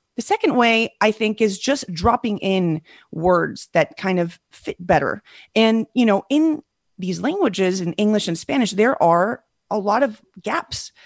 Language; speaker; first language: English; early bilingual, other home language; Spanish